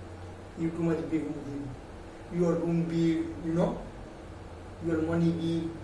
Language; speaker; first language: English; non-native, learner; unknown